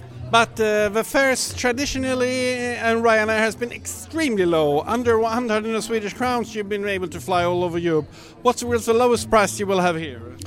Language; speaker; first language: English; non-native, fluent; Swedish